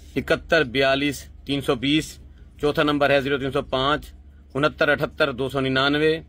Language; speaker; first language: Urdu; non-native, local second language; Punjabi